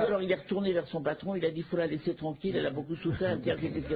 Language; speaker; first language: French; native; French